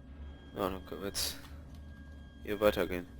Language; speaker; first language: German; native; German